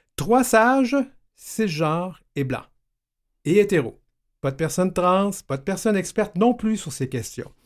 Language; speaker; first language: French; native; French